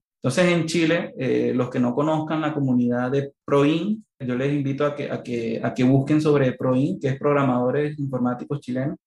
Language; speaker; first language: Spanish; native; Spanish